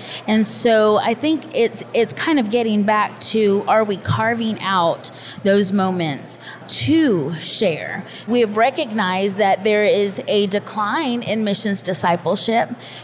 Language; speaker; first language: English; native; English